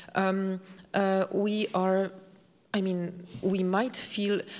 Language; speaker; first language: English; non-native, fluent; Polish